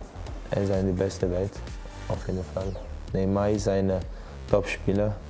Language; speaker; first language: German; non-native, learner; Portuguese